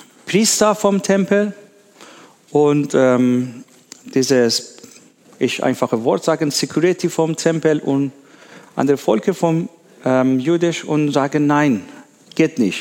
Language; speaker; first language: German; non-native, learner; Persian